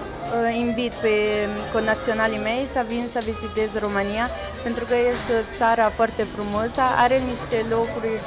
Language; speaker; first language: Romanian; non-native, learner; Italian